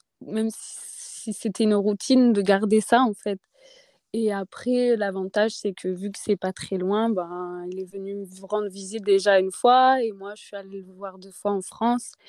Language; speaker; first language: French; native; French